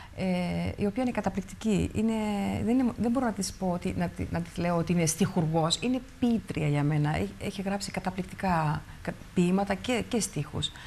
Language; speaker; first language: Greek; early bilingual, heritage; Greek